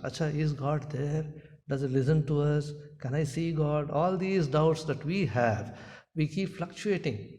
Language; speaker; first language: English; non-native, local second language; Hindi